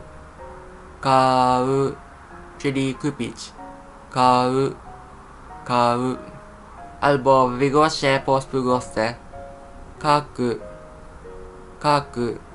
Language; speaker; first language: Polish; non-native, fluent; Japanese